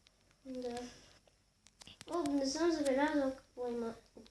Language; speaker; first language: Bulgarian; native; Bulgarian